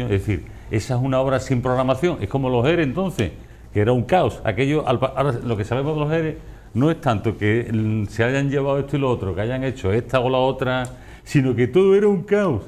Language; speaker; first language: Spanish; native; Spanish